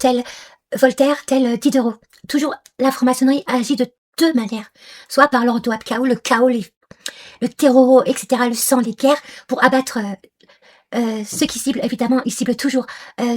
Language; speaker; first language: French; non-native, local second language; Arabic